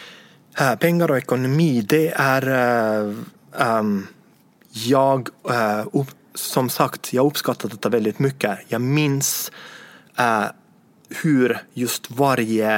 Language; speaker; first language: Swedish; non-native, fluent; Estonian